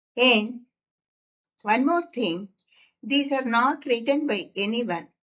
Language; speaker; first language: English; non-native, local second language; Telugu